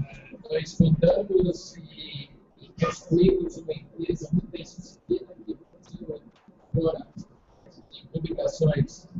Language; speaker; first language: Portuguese; non-native, fluent; English